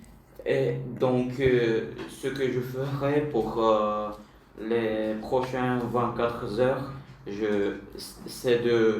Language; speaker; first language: French; non-native, learner; Bulgarian